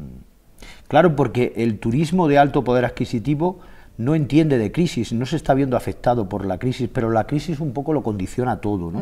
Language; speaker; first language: Spanish; native; Spanish